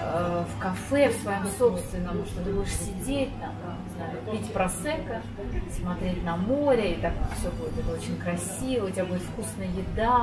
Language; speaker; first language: Russian; native; Russian